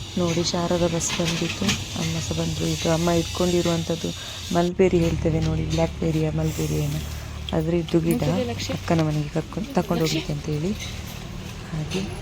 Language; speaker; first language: Kannada; non-native, local second language; Tulu